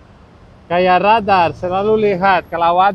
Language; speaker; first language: Indonesian; non-native, learner; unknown